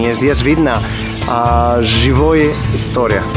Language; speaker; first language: Russian; non-native, learner; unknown